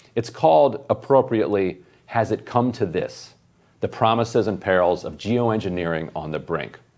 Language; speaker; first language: English; native; English